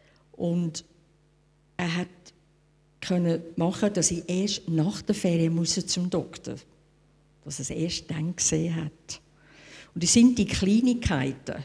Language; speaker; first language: German; non-native, fluent; English